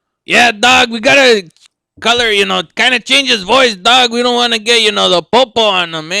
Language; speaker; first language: English; native; English